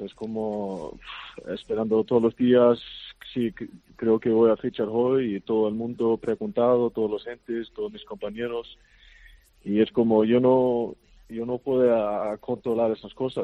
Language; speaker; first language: Spanish; non-native, fluent; Icelandic